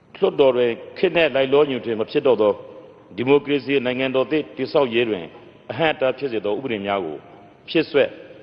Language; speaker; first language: Burmese; non-native, local second language; Rohingya